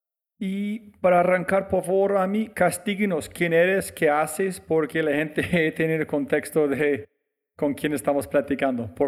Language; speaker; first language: Spanish; non-native, fluent; English